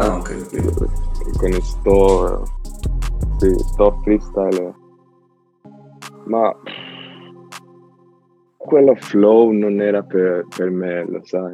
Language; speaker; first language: Italian; non-native, learner; Albanian